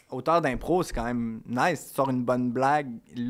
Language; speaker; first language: French; native; French